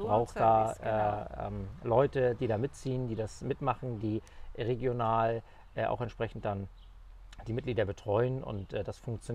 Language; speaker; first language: German; native; German